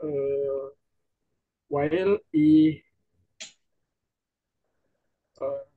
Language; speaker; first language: German; non-native, learner; Indonesian